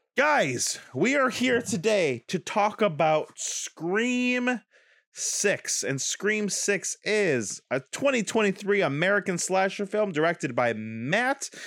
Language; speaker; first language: English; native; English